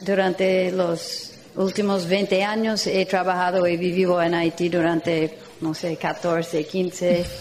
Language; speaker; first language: Spanish; non-native, fluent; English